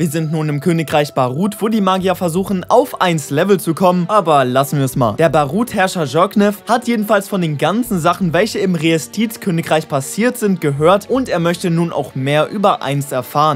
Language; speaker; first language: German; native; German